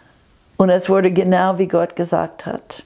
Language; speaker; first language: German; non-native, fluent; English